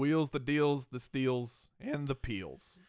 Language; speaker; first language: English; native; English